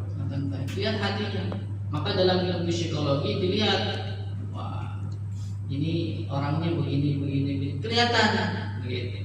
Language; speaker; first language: Indonesian; native; Indonesian